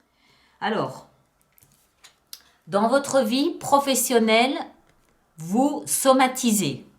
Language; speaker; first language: French; native; French